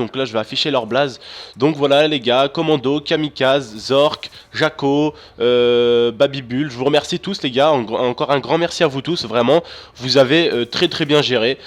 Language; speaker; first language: French; early bilingual, other home language; Arabic